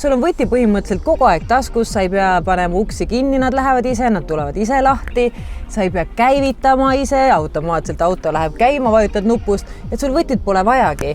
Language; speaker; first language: Estonian; native; Estonian